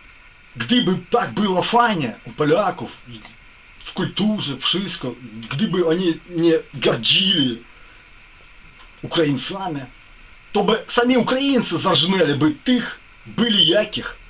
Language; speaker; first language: Polish; non-native, learner; Ukrainian